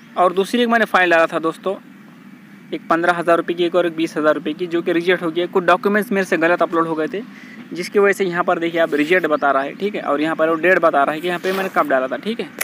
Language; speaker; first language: Hindi; non-native, local second language; Marathi